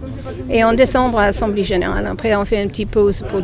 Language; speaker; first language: French; non-native, fluent; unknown